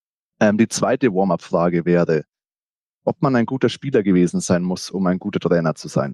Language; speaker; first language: German; native; German